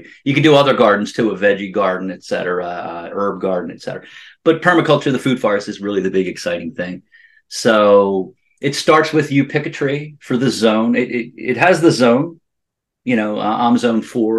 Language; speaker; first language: English; native; English